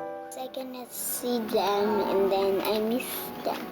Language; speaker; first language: English; non-native, learner; Cebuano